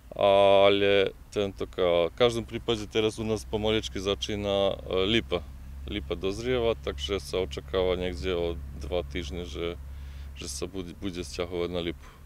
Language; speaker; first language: Slovak; native; Slovak